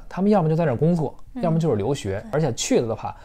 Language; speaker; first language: Chinese; native; Chinese